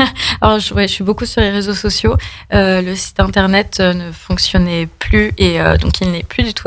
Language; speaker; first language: French; native; French